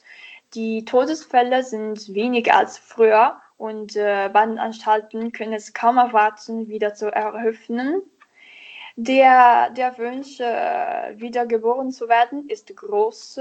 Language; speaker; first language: German; non-native, learner; Italian